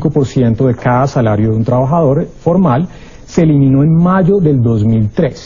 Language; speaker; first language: Spanish; native; Spanish